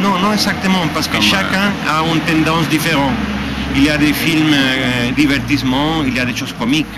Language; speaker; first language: French; non-native, fluent; Spanish